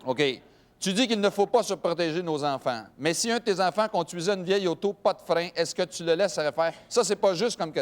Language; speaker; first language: French; native; French